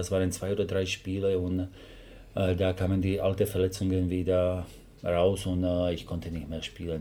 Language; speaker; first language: German; non-native, fluent; Slovak